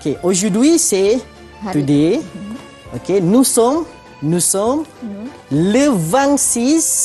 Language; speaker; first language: French; non-native, fluent; Malay